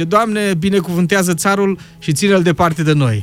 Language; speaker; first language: Romanian; native; Romanian